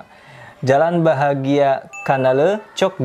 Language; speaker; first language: Turkish; non-native, fluent; Indonesian